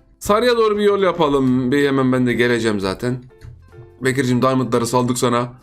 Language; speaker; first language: Turkish; native; Turkish